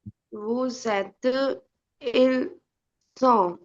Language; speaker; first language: French; non-native, learner; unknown